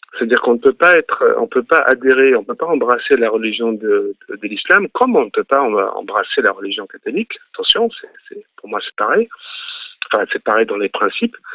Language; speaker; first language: French; early bilingual, other home language; Arabic